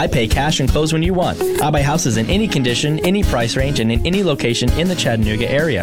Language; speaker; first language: English; native; English